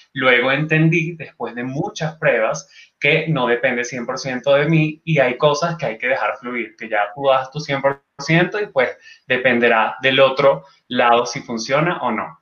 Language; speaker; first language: Spanish; native; Spanish